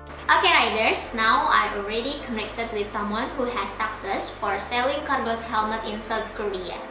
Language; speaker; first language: English; non-native, learner; Indonesian